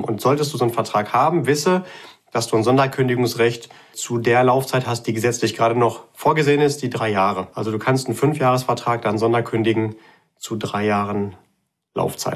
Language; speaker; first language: German; native; German